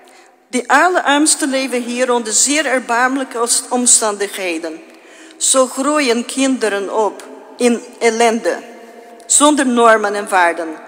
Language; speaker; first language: Dutch; non-native, fluent; Portuguese